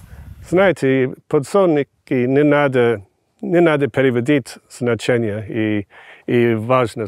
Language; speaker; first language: Russian; non-native, fluent; English